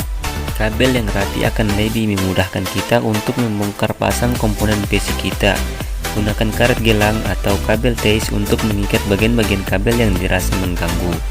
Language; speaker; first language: Indonesian; native; Indonesian